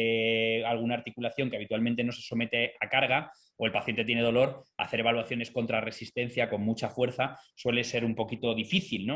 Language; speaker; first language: Spanish; native; Spanish